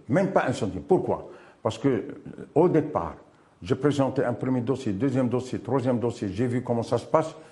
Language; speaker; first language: French; non-native, local second language; Arabic